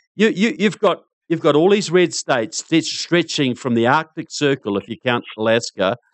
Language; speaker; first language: English; native; English